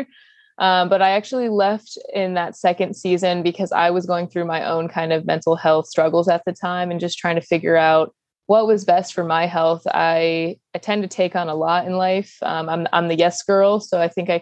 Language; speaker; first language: English; native; English